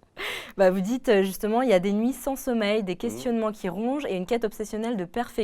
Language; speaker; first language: French; native; French